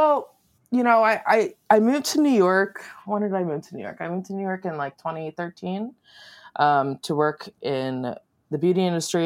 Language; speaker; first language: English; native; English